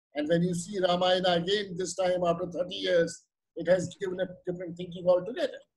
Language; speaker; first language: English; non-native, local second language; Kashmiri